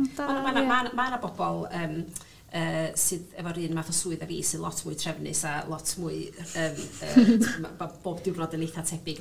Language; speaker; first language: Welsh; native; Welsh